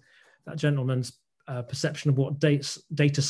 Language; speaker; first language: English; native; English